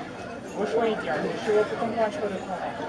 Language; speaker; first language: Chinese; non-native, learner; French